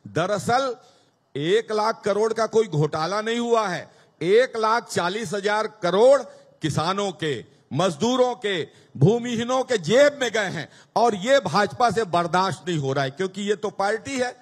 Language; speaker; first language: Hindi; native; Hindi